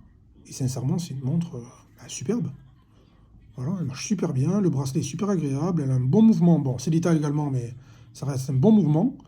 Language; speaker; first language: French; native; French